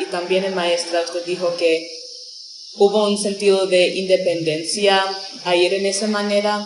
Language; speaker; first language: Spanish; non-native, learner; English